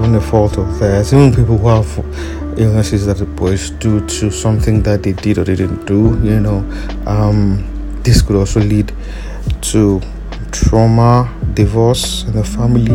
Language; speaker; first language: English; non-native, local second language; Yoruba